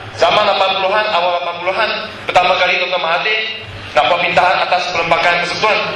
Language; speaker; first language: Malay; non-native, local second language; Chinese